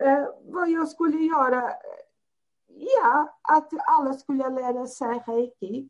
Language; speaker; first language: Swedish; non-native, fluent; Portuguese